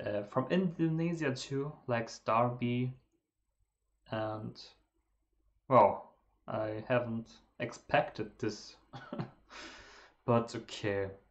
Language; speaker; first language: English; non-native, fluent; German